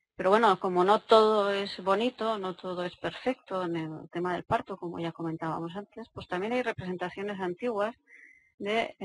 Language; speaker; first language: Spanish; native; Spanish